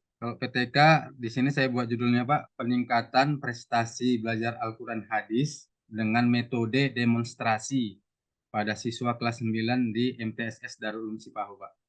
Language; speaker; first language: Indonesian; non-native, local second language; Javanese